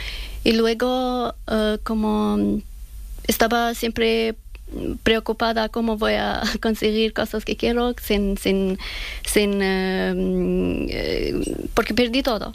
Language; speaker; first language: Spanish; non-native, fluent; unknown